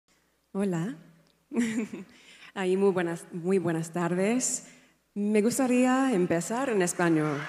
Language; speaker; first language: Spanish; non-native, learner; English